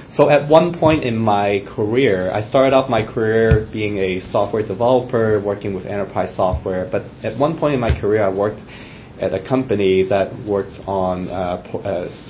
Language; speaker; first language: English; non-native, local second language; Cantonese